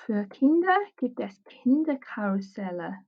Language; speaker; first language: German; non-native, fluent; English